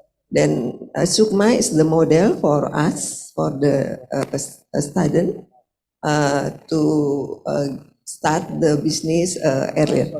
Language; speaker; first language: English; non-native, learner; Indonesian